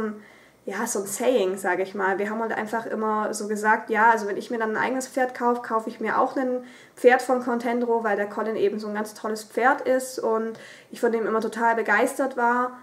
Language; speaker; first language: German; native; German